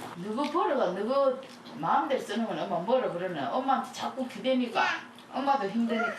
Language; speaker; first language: Korean; native; Korean